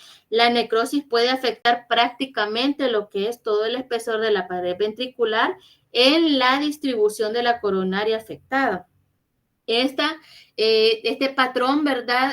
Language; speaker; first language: Spanish; native; Spanish